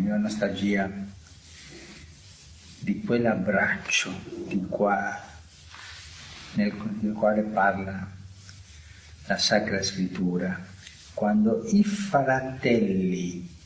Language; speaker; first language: Italian; early bilingual, heritage; Italian